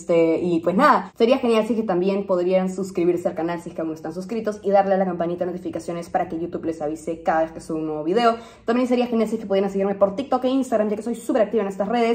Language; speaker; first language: Spanish; native; Spanish